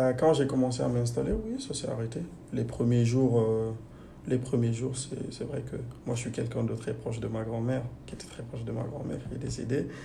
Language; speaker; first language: French; non-native, local second language; Fula